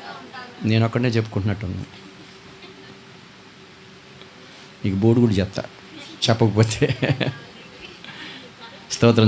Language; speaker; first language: Telugu; native; Telugu